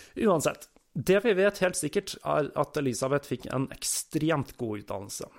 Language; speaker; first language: Norwegian; native; Norwegian